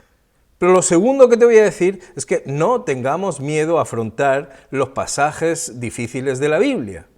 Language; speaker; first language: Spanish; native; Spanish